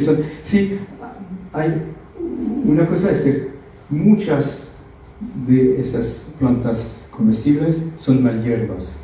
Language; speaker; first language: Spanish; non-native, fluent; French